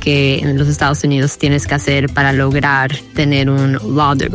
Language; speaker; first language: Spanish; early bilingual, heritage; Spanish